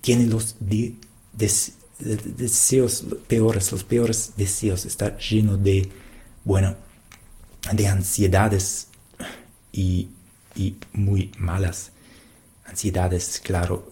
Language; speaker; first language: Spanish; non-native, fluent; German